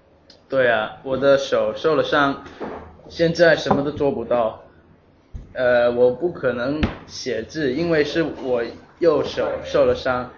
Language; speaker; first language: Chinese; non-native, local second language; Cantonese